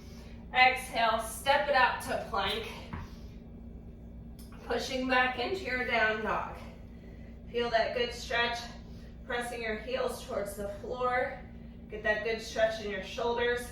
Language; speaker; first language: English; native; English